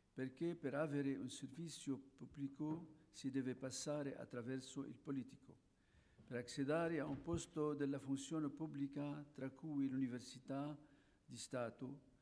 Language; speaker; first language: Italian; non-native, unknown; Arabic